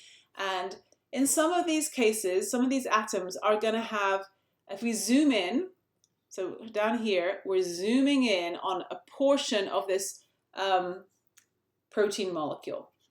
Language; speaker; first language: English; native; English